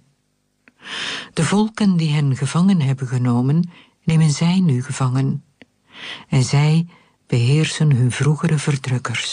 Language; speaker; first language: Dutch; native; Dutch